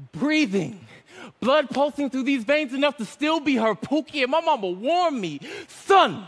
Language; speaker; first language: English; native; English